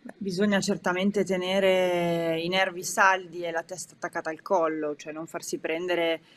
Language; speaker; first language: Italian; native; Italian